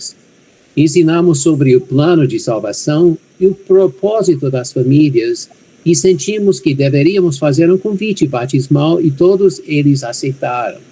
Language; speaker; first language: Portuguese; non-native, fluent; English